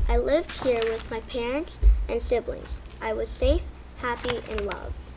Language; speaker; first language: English; early bilingual, other home language; Spanish